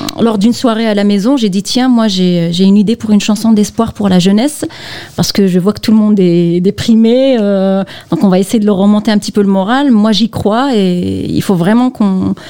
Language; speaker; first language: French; non-native, local second language; Kabyle